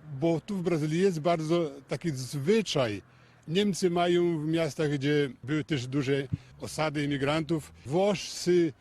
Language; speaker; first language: Polish; early bilingual, heritage; Polish